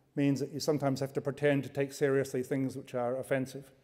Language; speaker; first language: English; native; English